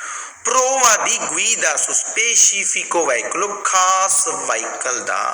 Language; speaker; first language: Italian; non-native, fluent; Punjabi